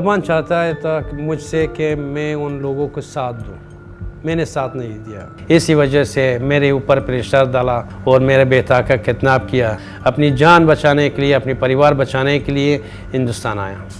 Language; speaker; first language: Hindi; non-native, fluent; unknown